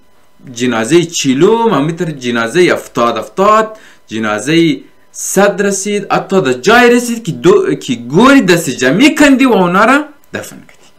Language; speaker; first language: Persian; native; Persian